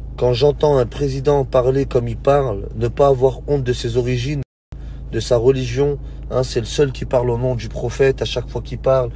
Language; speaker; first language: French; early bilingual, other home language; Arabic